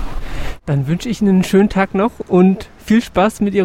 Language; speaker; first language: German; native; German